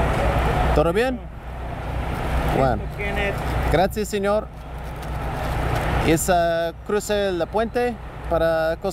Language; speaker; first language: Spanish; non-native, learner; English